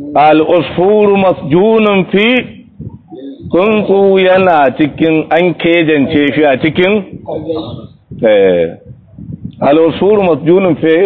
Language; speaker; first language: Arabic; non-native, fluent; Hausa